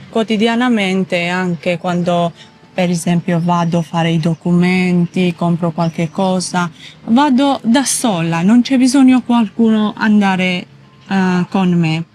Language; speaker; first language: Italian; non-native, fluent; Georgian